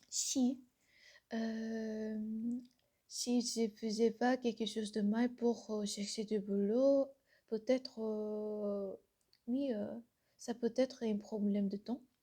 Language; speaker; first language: French; non-native, learner; Korean